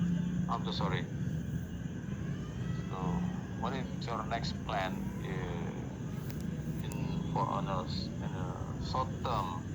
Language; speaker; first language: English; non-native, learner; Indonesian